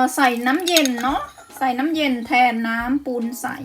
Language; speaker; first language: Thai; native; Thai